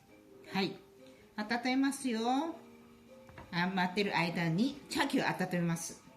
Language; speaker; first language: Japanese; non-native, fluent; Chinese